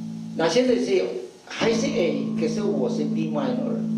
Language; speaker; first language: Chinese; non-native, fluent; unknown